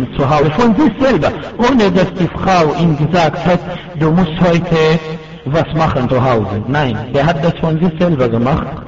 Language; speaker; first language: German; non-native, fluent; Arabic